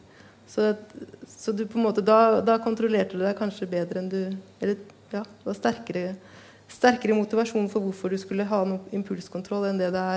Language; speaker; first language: Norwegian; native; Norwegian